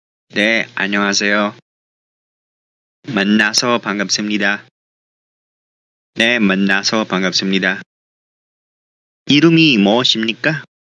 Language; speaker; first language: Korean; non-native, fluent; Filipino